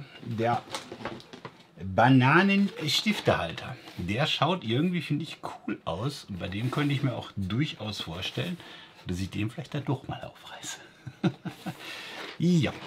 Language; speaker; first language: German; native; German